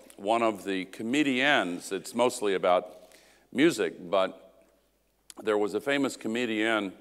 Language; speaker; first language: English; native; English